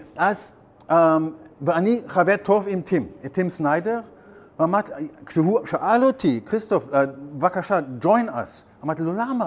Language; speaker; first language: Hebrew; non-native, learner; German